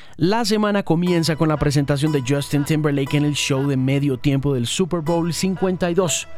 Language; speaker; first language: Spanish; native; Spanish